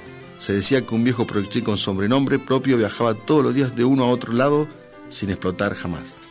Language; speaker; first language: Spanish; native; Spanish